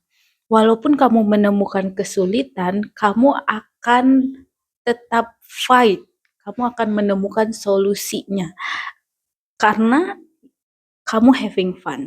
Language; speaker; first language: Indonesian; native; Indonesian